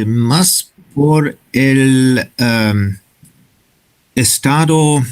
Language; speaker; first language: Spanish; non-native, fluent; German